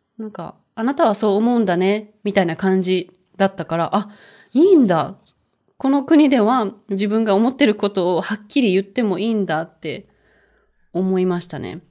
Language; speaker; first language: Japanese; native; Japanese